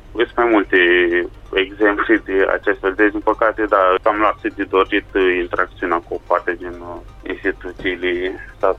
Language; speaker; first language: Romanian; native; Romanian